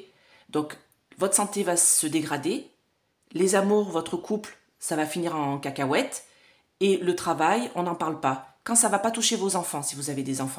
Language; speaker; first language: French; native; French